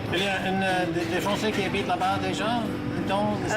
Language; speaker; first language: French; non-native, learner; English